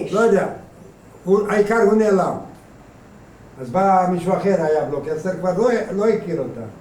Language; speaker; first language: Hebrew; non-native, fluent; Hungarian